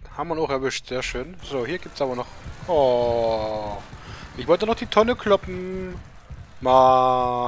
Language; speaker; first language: German; native; German